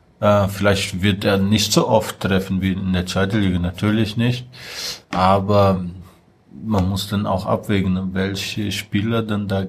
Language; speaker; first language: German; non-native, fluent; Portuguese